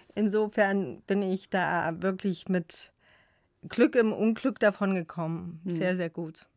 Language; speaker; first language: German; native; German